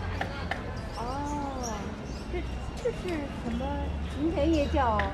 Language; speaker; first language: Chinese; non-native, local second language; Japanese